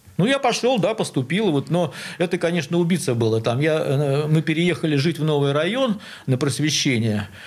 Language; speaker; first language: Russian; native; Russian